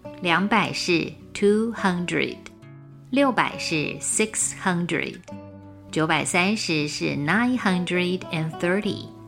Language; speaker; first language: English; non-native, fluent; Chinese